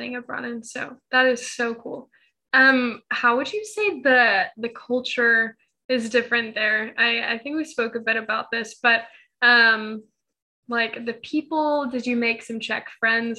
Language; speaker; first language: English; native; English